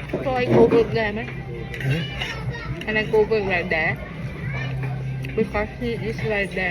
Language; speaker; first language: English; non-native, learner; Thai